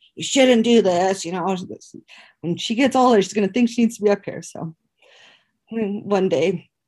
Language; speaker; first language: English; native; English